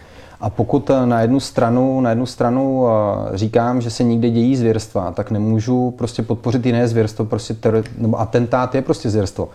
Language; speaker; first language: Czech; native; Czech